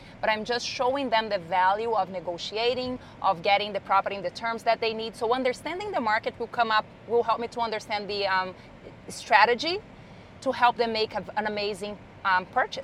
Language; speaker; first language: English; non-native, fluent; Portuguese